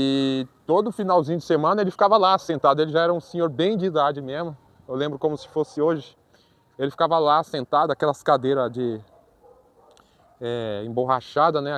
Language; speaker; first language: Portuguese; native; Portuguese